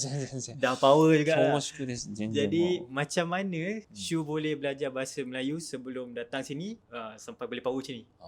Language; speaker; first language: Malay; native; Malay